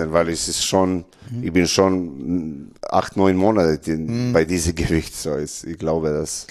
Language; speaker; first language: German; non-native, learner; Serbian